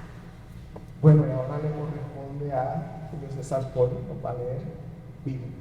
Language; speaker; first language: Spanish; native; Spanish